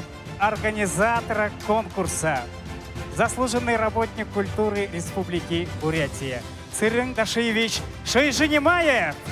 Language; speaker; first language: Russian; native; Russian